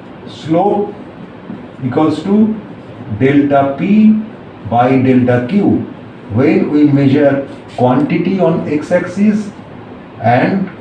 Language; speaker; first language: English; non-native, local second language; Bangla